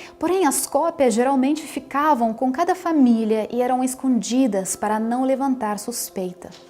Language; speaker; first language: Portuguese; non-native, fluent; Ukrainian